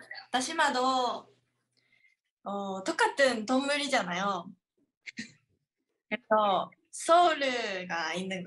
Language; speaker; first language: Korean; non-native, learner; Japanese